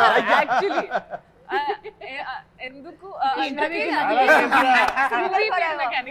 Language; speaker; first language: Telugu; non-native, learner; Hindi